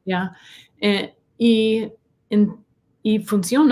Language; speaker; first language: Spanish; non-native, learner; English